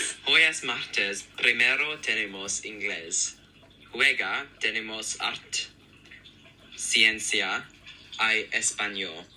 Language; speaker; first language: Spanish; non-native, learner; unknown